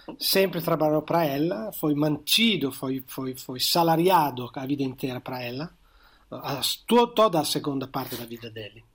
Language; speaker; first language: Portuguese; non-native, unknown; Italian